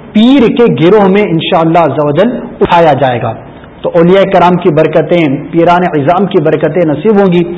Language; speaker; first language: Urdu; native; Urdu